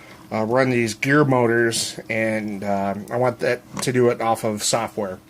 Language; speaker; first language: English; native; English